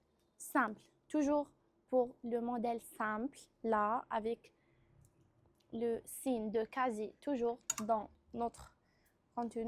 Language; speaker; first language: French; non-native, local second language; Arabic